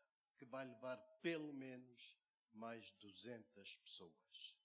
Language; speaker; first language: Portuguese; native; Portuguese